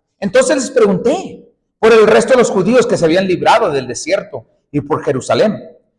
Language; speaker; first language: Spanish; early bilingual, heritage; Spanish